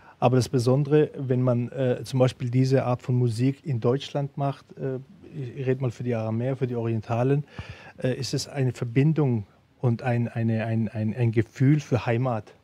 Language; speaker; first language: German; early bilingual, other home language; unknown